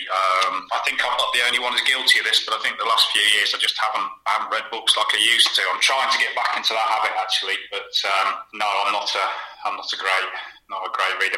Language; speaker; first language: English; native; English